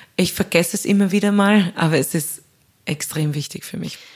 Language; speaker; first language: German; native; German